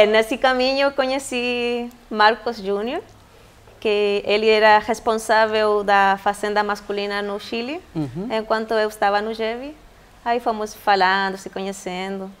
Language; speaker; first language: Portuguese; non-native, fluent; Spanish